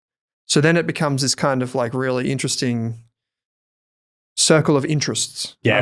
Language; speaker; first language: English; native; English